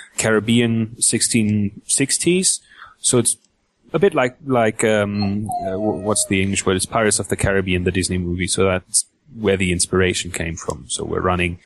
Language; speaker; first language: English; non-native, fluent; German